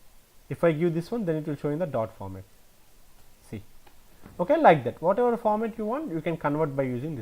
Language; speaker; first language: English; non-native, local second language; Telugu